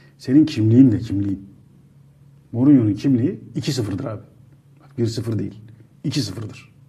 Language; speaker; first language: Turkish; native; Turkish